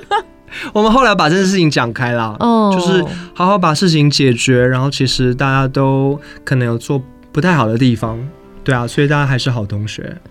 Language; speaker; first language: Chinese; native; Chinese